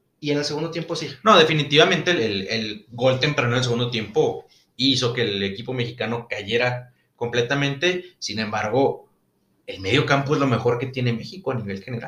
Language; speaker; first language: Spanish; native; Spanish